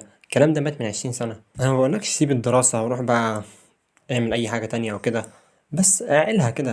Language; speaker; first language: Arabic; native; Arabic